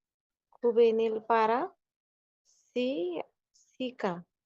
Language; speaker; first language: Spanish; non-native, learner; Bangla